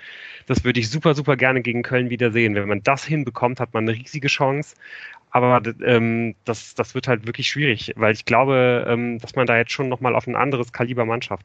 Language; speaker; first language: German; native; German